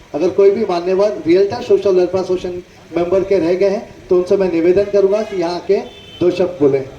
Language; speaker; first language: Hindi; non-native, local second language; Marathi